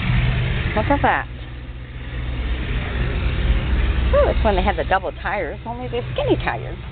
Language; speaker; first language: English; native; English